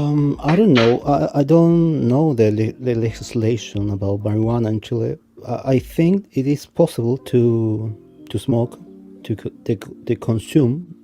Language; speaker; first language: English; non-native, fluent; Spanish